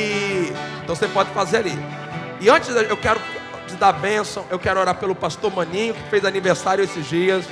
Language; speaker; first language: Portuguese; native; Portuguese